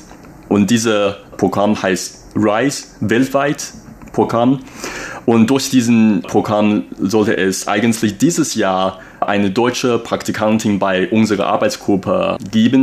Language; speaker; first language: German; non-native, fluent; Chinese